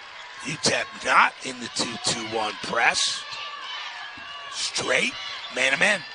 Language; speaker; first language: English; native; English